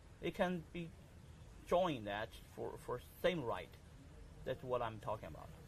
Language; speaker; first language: English; non-native, learner; Chinese